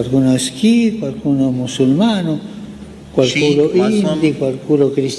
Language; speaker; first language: Italian; non-native, fluent; Spanish